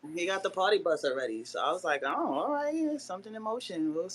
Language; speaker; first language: English; native; English